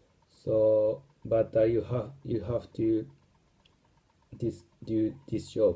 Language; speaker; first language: English; non-native, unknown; Japanese